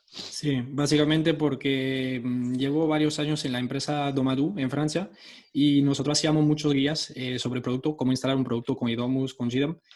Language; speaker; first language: Spanish; early bilingual, heritage; Spanish